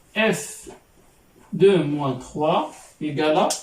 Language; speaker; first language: French; non-native, local second language; Arabic